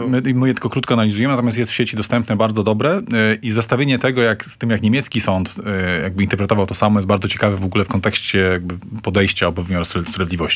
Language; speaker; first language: Polish; native; Polish